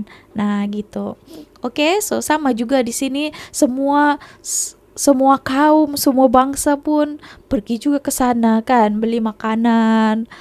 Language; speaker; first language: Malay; non-native, local second language; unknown